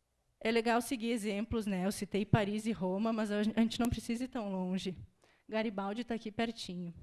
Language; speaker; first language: Portuguese; native; Portuguese